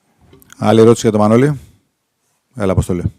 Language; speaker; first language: Greek; native; Greek